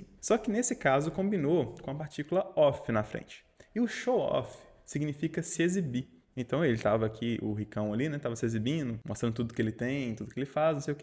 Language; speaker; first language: Portuguese; native; Portuguese